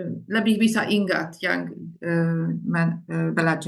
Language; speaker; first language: Indonesian; non-native, fluent; Hungarian